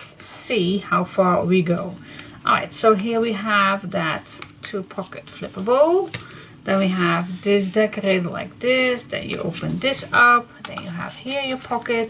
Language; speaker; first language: English; non-native, fluent; Dutch